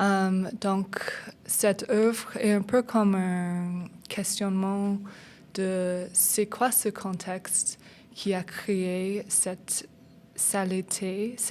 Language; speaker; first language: French; non-native, learner; English